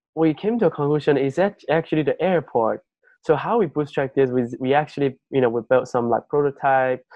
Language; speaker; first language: English; non-native, fluent; Chinese